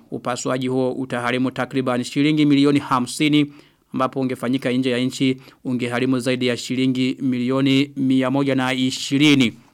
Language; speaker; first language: Swahili; non-native, local second language; Rundi